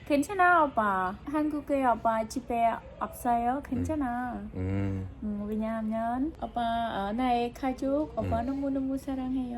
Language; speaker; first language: Korean; non-native, learner; Khmer